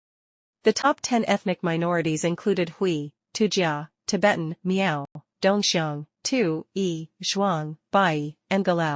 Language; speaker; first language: English; non-native, fluent; Chinese